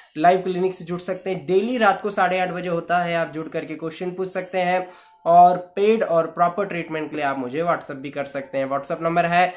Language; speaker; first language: Hindi; native; Hindi